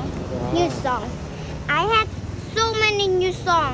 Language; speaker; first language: English; non-native, learner; Persian